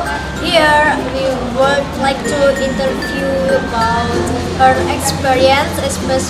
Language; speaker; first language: English; non-native, learner; Indonesian